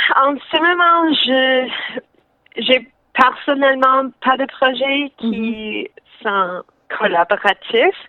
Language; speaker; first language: French; non-native, local second language; English